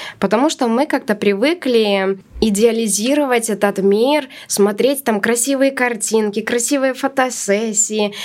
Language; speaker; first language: Russian; non-native, local second language; Latvian